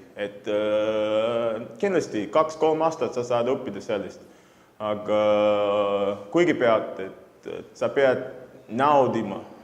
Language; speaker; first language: Estonian; non-native, fluent; English